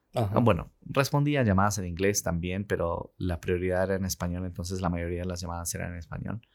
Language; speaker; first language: Spanish; native; Spanish